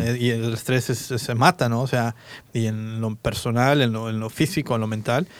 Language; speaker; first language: Spanish; native; Spanish